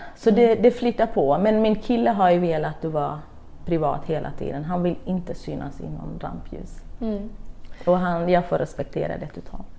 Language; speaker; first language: Swedish; non-native, fluent; Arabic